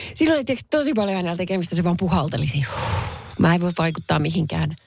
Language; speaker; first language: Finnish; native; Finnish